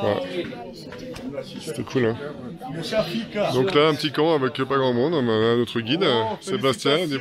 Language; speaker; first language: French; native; French